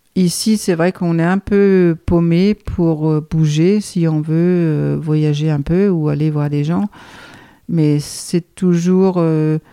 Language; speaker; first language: French; non-native, fluent; Danish